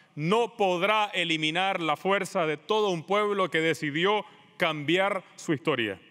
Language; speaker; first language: Spanish; native; Spanish